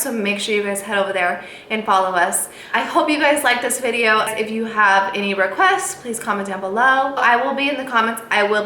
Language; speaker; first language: English; native; English